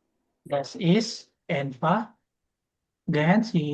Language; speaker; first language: German; non-native, learner; Indonesian